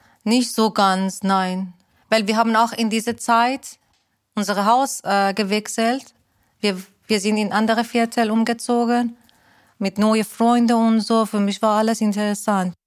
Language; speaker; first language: German; non-native, learner; Persian